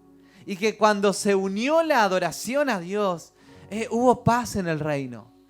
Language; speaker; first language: Spanish; native; Spanish